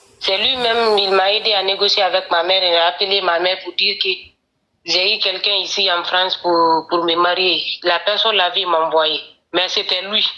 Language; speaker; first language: French; non-native, local second language; Fula